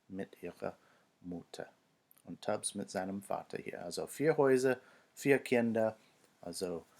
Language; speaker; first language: German; non-native, fluent; English